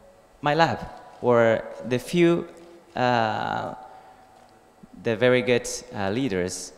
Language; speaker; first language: English; non-native, learner; Japanese